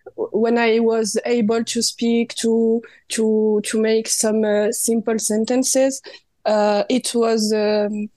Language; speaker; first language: English; non-native, learner; French